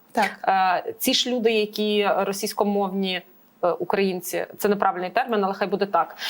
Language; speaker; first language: Ukrainian; native; Ukrainian